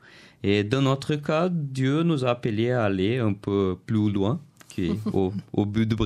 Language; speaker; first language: French; non-native, learner; Portuguese